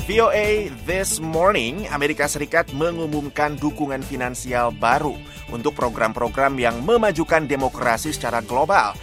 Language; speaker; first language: Indonesian; native; Indonesian